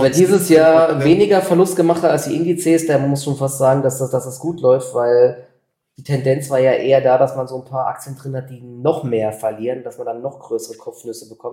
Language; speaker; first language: German; native; German